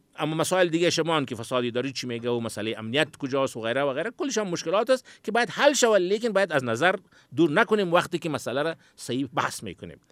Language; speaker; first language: Persian; native; Persian